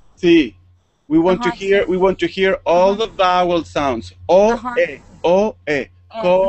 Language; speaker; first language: English; non-native, fluent; Spanish